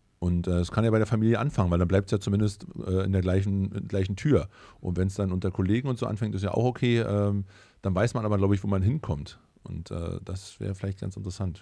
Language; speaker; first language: German; native; German